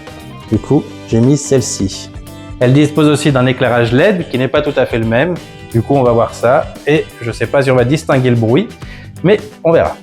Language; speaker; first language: French; native; French